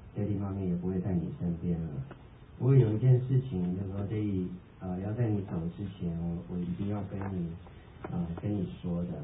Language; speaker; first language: Chinese; early bilingual, heritage; Chinese